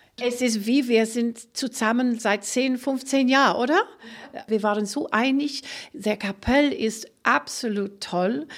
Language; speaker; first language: German; non-native, fluent; English